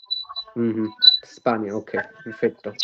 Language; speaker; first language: Italian; non-native, learner; Bangla